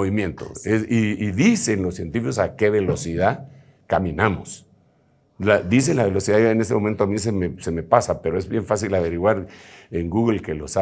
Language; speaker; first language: Spanish; native; Spanish